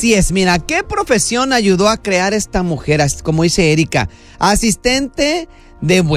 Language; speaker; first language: Spanish; native; Spanish